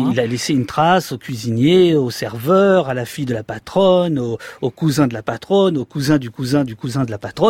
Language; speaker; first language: French; native; French